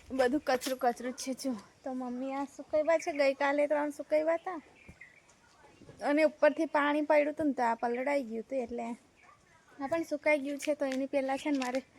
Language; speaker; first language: Gujarati; native; Gujarati